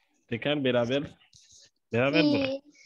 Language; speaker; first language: Turkish; non-native, learner; French